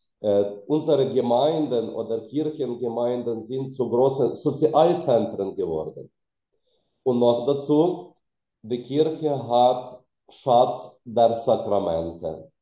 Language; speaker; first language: German; non-native, fluent; Ukrainian